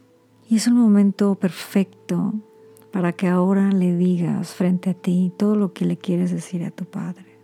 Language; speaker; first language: Spanish; native; Spanish